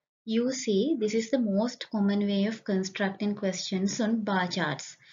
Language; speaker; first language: English; non-native, local second language; Sinhala